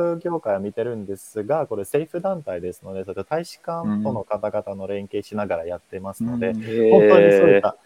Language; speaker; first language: Japanese; non-native, fluent; Finnish